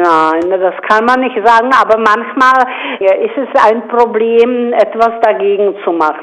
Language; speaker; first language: German; non-native, fluent; Czech